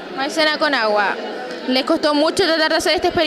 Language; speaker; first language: Spanish; native; Spanish